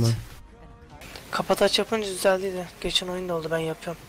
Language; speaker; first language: Turkish; native; Turkish